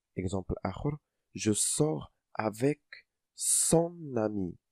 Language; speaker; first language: French; non-native, local second language; Arabic